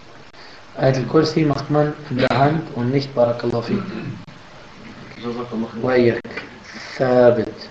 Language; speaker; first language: German; non-native, fluent; Arabic